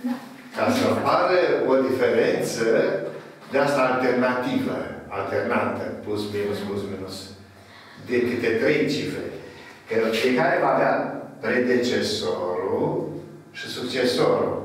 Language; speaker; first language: Romanian; native; Romanian